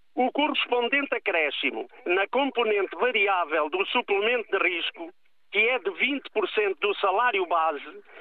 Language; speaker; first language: Portuguese; native; Portuguese